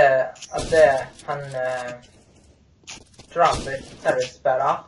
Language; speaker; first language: Norwegian; non-native, learner; Swedish